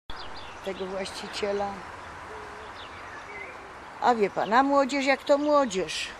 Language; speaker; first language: Polish; native; Polish